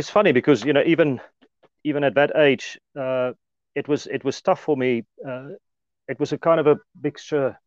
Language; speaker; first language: English; non-native, local second language; Afrikaans